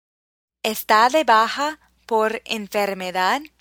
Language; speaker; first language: Spanish; non-native, fluent; English